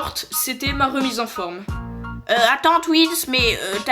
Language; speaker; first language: French; native; French